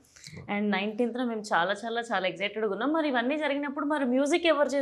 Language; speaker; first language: Telugu; native; Telugu